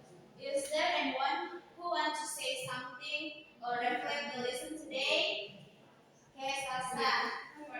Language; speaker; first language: English; non-native, learner; Indonesian